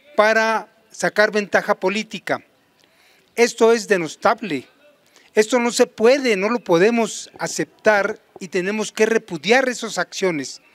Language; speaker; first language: Spanish; native; Spanish